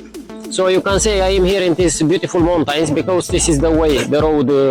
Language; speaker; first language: English; non-native, learner; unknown